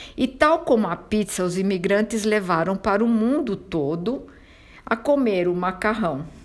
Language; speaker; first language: Portuguese; non-native, fluent; Italian